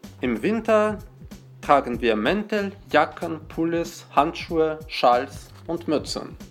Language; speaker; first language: German; non-native, fluent; Russian